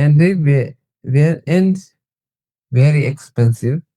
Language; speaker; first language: English; non-native, learner; Tigrinya